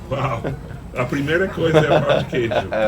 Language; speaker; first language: Portuguese; non-native, fluent; English